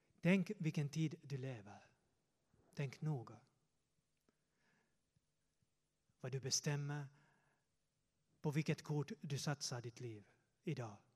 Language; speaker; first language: Swedish; non-native, fluent; Finnish